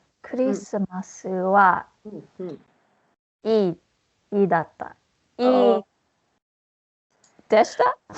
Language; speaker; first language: Japanese; non-native, fluent; English